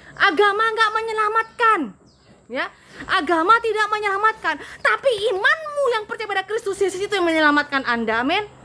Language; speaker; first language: Indonesian; non-native, local second language; Madurese